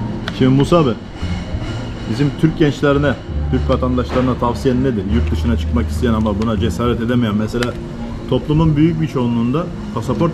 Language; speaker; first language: Turkish; native; Turkish